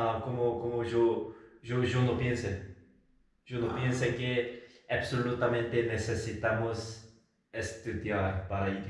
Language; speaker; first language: Spanish; non-native, learner; Korean